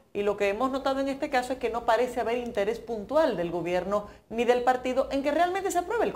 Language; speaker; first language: Spanish; native; Spanish